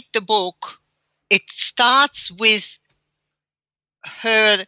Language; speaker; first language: English; early bilingual, other home language; Hungarian